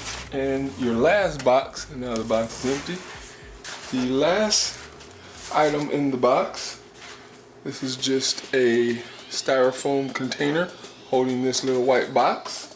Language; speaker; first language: English; native; English